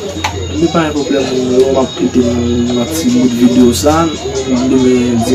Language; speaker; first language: French; non-native, learner; Haitian Creole